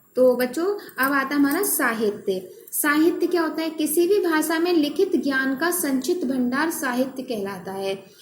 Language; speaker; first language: Hindi; native; Hindi